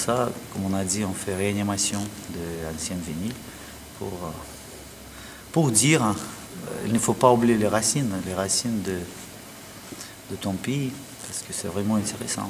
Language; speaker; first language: French; non-native, learner; Russian